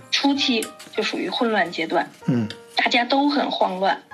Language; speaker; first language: Chinese; native; Chinese